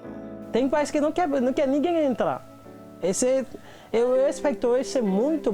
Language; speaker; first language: Portuguese; non-native, learner; Haitian Creole